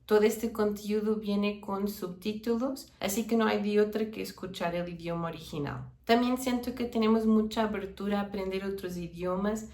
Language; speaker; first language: Spanish; non-native, fluent; Portuguese